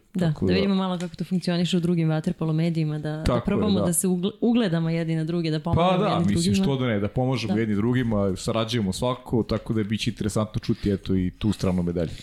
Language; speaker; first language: Serbian; native; Serbian